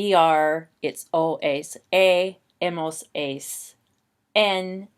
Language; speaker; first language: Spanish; non-native, fluent; English